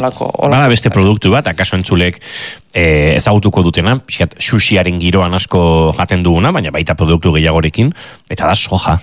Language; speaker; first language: Basque; native; Basque